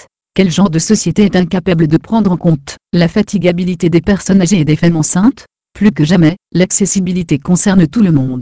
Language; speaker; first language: French; native; French